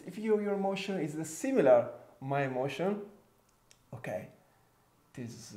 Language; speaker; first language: English; non-native, fluent; Italian